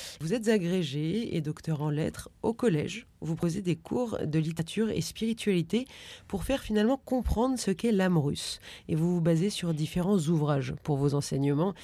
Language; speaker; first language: French; native; French